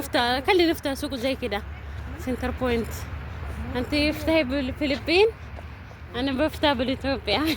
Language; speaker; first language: Arabic; non-native, learner; Amharic